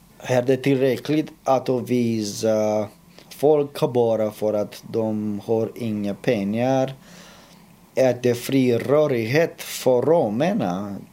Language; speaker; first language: Swedish; non-native, fluent; Romanian